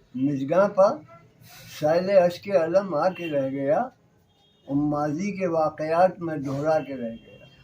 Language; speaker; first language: Urdu; native; Urdu